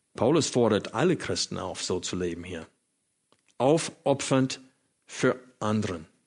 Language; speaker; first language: German; non-native, fluent; English